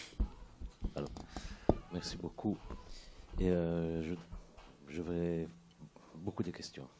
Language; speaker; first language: French; non-native, fluent; Italian